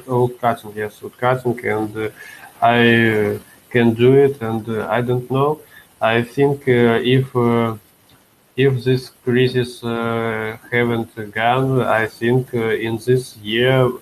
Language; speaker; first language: English; non-native, learner; Russian